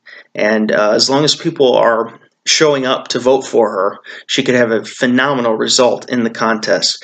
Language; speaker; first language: English; native; English